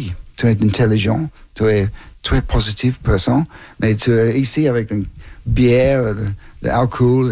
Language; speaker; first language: French; non-native, learner; English